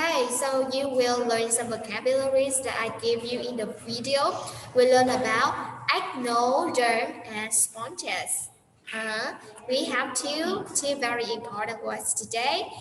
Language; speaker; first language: English; non-native, fluent; Vietnamese